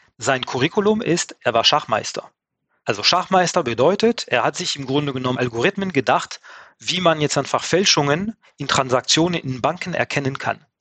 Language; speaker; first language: German; non-native, fluent; French